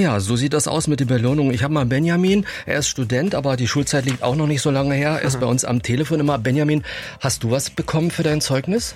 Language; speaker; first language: German; native; German